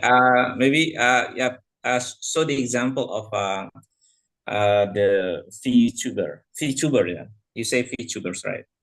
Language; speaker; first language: English; non-native, fluent; Indonesian